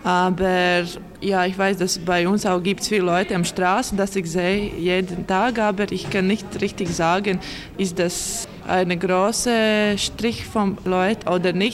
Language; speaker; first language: German; non-native, learner; Latvian